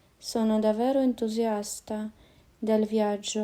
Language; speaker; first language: Italian; non-native, fluent; Ukrainian